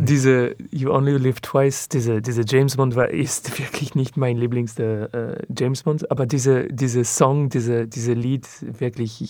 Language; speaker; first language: German; non-native, learner; French